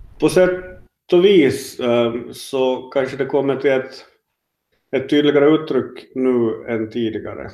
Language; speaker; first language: Swedish; native; Swedish